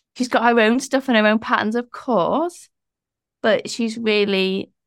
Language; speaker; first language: English; native; English